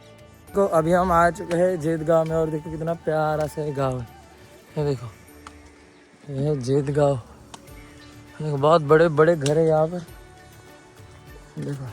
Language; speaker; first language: Hindi; non-native, local second language; Marathi